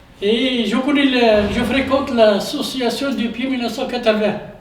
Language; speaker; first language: French; non-native, learner; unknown